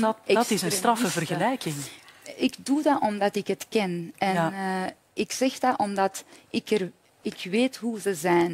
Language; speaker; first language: Dutch; non-native, fluent; Persian